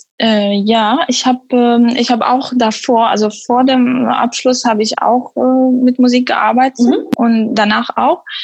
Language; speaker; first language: German; non-native, fluent; Arabic